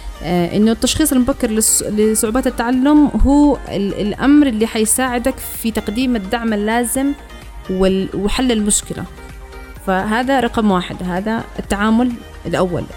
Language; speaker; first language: Arabic; native; Arabic